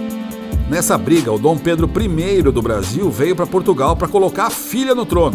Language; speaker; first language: Portuguese; native; Portuguese